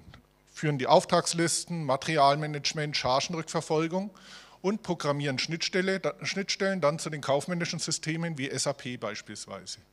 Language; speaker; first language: German; native; German